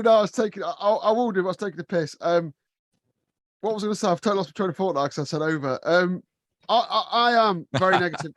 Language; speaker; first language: English; native; English